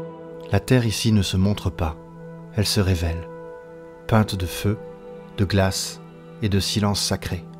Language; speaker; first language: French; native; French